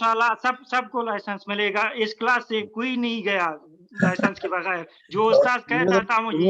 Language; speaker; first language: Hindi; non-native, learner; Pashto